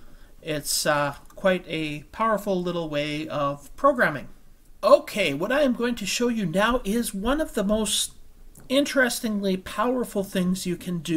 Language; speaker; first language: English; native; English